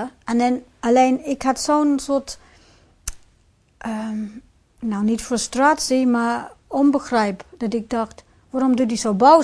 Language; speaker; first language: Dutch; non-native, fluent; English